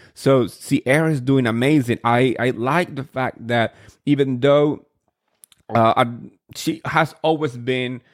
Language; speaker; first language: English; non-native, fluent; Spanish